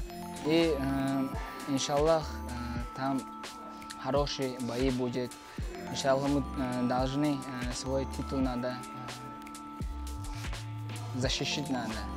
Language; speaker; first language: Russian; non-native, local second language; Uzbek